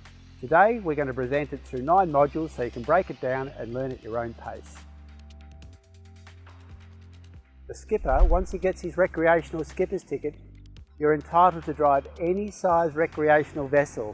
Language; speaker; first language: English; native; English